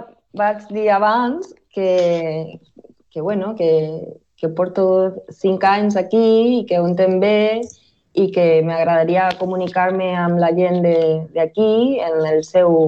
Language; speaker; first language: Catalan; non-native, local second language; Spanish